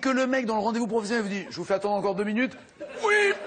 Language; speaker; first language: French; native; French